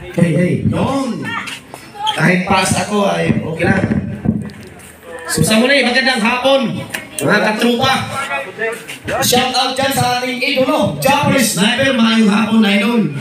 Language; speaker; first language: Filipino; non-native, local second language; Masbatenyo